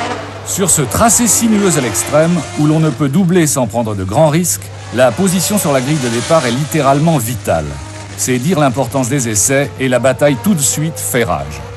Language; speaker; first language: French; native; French